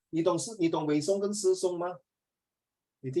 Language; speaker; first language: Chinese; native; Chinese